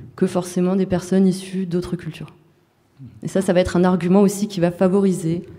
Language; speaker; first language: French; native; French